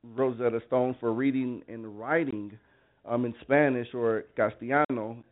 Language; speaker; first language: English; native; English